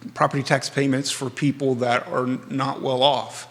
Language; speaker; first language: English; native; English